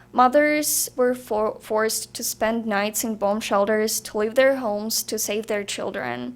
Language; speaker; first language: English; non-native, fluent; Ukrainian